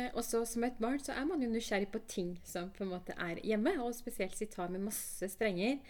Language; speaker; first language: Norwegian; early bilingual, other home language; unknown